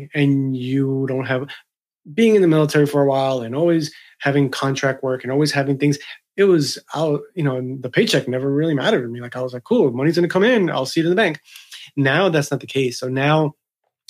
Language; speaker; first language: English; early bilingual, other home language; Spanish